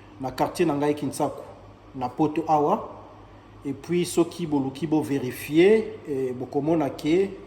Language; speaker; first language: Lingala; native; Lingala